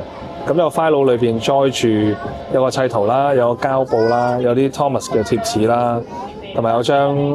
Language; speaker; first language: Cantonese; native; Cantonese